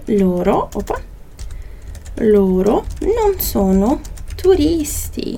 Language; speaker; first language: Italian; non-native, fluent; Portuguese